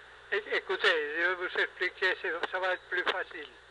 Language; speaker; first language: French; non-native, fluent; Spanish